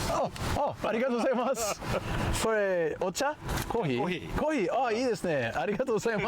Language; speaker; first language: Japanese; non-native, learner; English